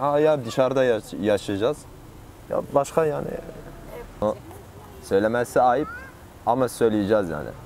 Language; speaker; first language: Turkish; non-native, learner; Arabic